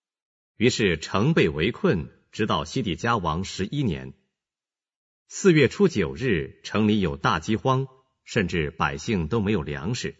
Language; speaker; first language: Chinese; native; Chinese